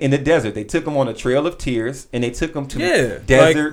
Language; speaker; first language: English; native; English